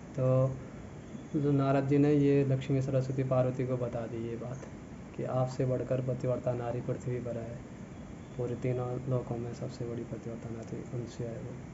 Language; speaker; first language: Hindi; native; Hindi